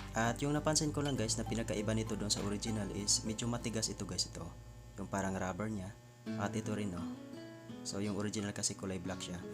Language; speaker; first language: Filipino; non-native, local second language; Cebuano